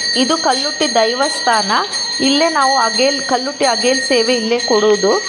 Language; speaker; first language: Kannada; non-native, local second language; Tulu